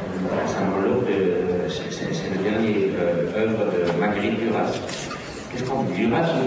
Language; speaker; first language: French; non-native, learner; Dutch